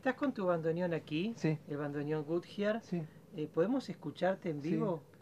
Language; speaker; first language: Spanish; native; Spanish